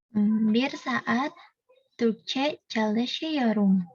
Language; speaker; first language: Turkish; non-native, learner; Indonesian